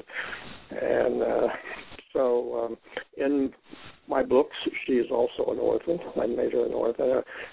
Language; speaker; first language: English; native; English